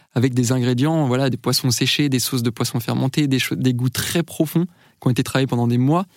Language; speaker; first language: French; native; French